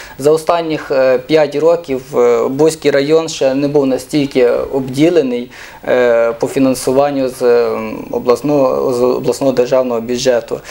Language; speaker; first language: Ukrainian; native; Ukrainian